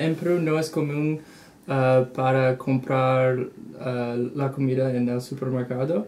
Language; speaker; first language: Spanish; non-native, learner; English